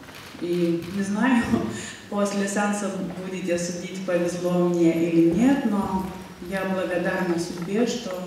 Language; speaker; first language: Russian; non-native, fluent; Lithuanian